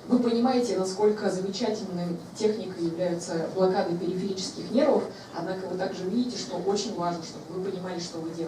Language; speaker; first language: Russian; native; Russian